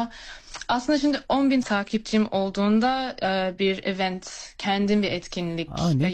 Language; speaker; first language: Turkish; early bilingual, heritage; Turkish